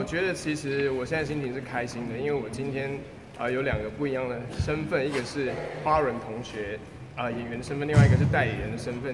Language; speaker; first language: Chinese; native; Chinese